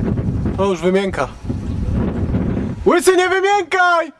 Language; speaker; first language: Polish; native; Polish